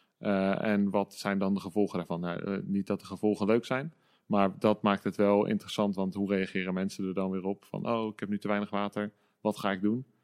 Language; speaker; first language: Dutch; native; Dutch